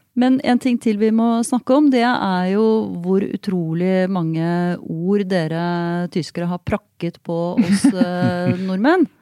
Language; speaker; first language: Norwegian; native; Norwegian